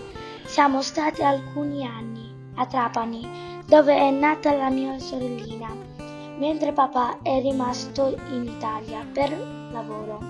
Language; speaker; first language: Italian; early bilingual, other home language; Bangla